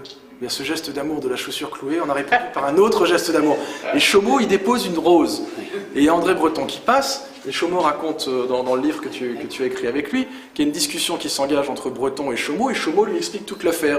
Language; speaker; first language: French; native; French